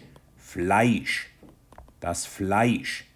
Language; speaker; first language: German; non-native, fluent; English